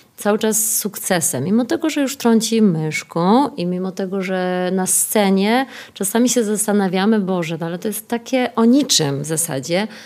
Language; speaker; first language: Polish; native; Polish